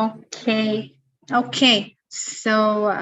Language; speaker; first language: English; non-native, fluent; Indonesian